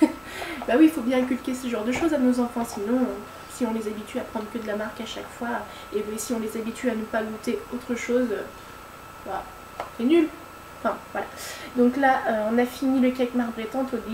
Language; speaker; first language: French; native; French